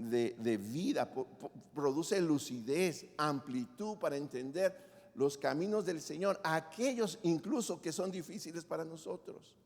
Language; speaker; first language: Spanish; native; Spanish